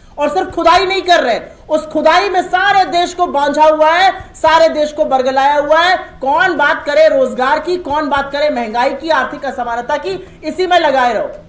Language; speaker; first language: Hindi; native; Hindi